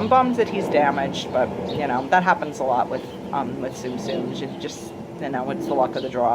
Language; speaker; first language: English; native; English